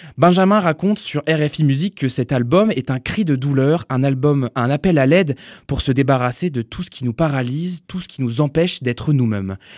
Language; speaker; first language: French; native; French